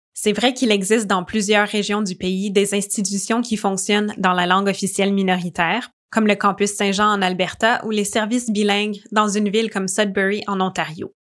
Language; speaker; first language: French; native; French